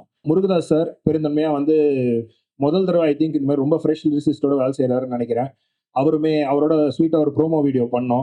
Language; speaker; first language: Tamil; native; Tamil